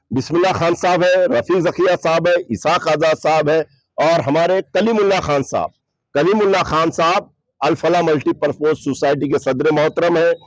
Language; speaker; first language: Urdu; native; Urdu